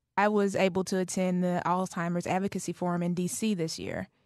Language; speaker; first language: English; native; English